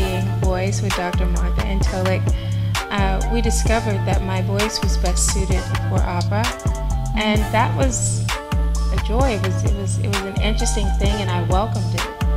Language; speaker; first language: English; native; English